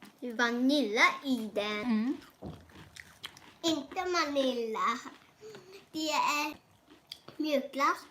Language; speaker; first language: Swedish; early bilingual, other home language; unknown